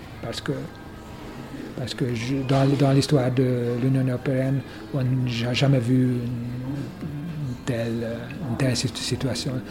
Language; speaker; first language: French; non-native, fluent; Hungarian